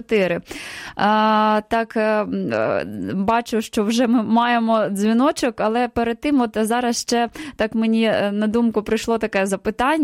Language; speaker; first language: Ukrainian; native; Ukrainian